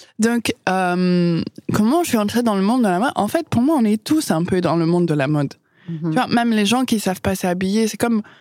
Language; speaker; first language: French; non-native, fluent; English